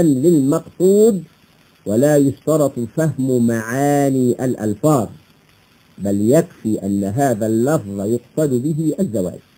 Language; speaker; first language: Arabic; native; Arabic